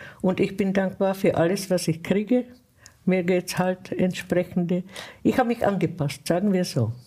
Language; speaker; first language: German; non-native, fluent; Czech